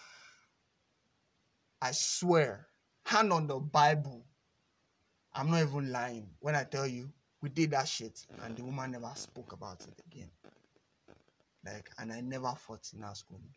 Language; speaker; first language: English; non-native, local second language; Yoruba